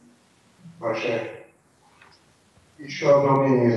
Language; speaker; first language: Russian; non-native, learner; Bulgarian